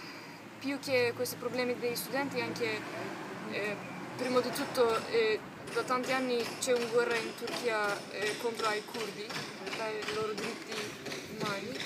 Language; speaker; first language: Italian; non-native, learner; Turkish